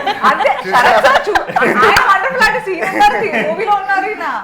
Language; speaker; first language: Telugu; native; Telugu